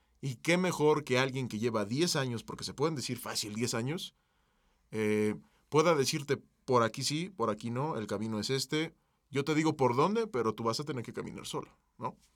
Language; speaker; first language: Spanish; native; Spanish